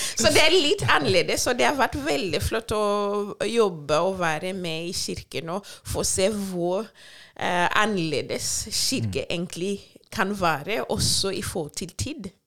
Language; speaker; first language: Norwegian; non-native, fluent; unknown